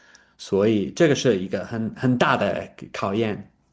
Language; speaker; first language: Chinese; non-native, learner; English